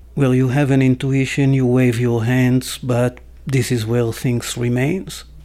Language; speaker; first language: English; non-native, fluent; Hebrew